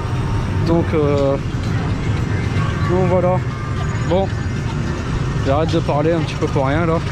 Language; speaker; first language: French; native; French